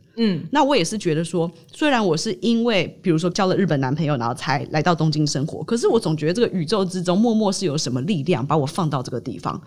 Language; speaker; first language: Chinese; native; Chinese